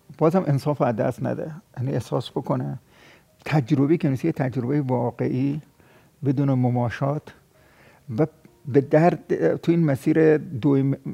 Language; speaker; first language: Persian; native; Persian